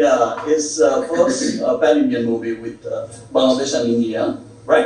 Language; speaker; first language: English; non-native, local second language; Bangla